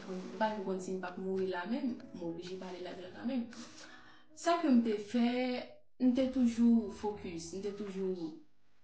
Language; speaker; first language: French; non-native, local second language; Haitian Creole